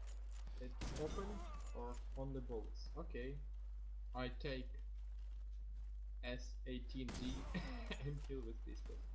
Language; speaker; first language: English; non-native, learner; Russian